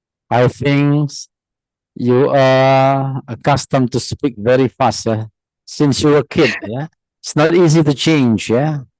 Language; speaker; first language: English; non-native, fluent; Indonesian